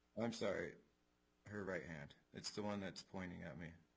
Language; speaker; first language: English; native; English